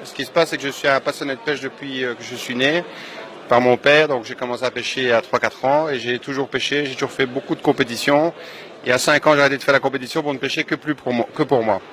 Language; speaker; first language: French; native; French